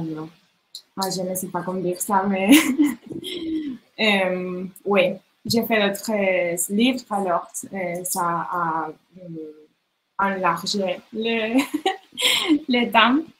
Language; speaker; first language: French; non-native, learner; Spanish